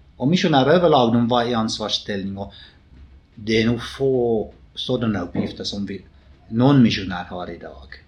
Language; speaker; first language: Swedish; native; Swedish